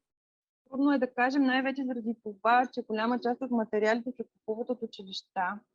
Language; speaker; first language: Bulgarian; native; Bulgarian